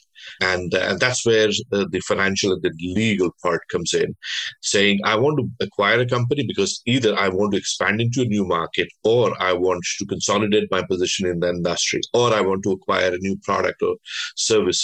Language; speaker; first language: English; non-native, local second language; Bangla